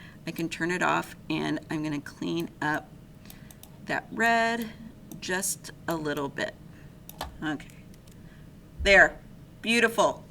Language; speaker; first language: English; native; English